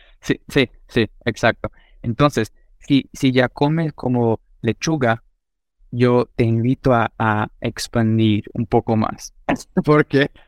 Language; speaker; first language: Spanish; non-native, fluent; Portuguese